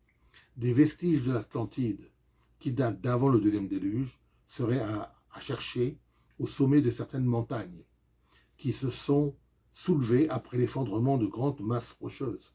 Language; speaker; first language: French; native; French